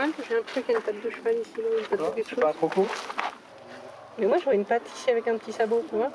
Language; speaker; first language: French; native; French